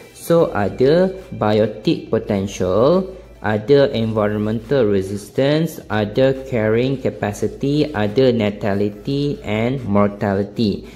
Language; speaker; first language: English; non-native, local second language; Malay